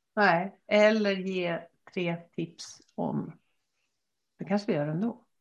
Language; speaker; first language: Swedish; native; Swedish